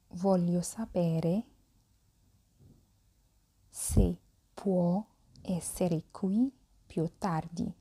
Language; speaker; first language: Italian; non-native, fluent; Arabic